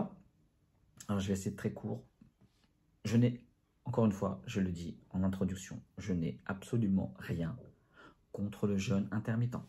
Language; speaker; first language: French; native; French